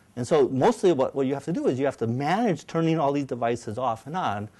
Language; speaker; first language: English; native; English